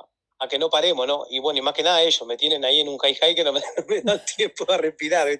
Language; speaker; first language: Spanish; native; Spanish